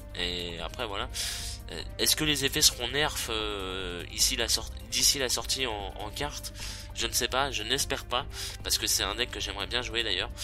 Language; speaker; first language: French; native; French